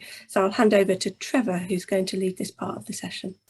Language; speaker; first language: English; native; English